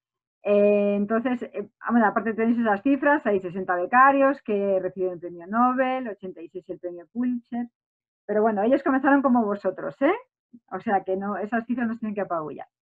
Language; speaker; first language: Spanish; native; Spanish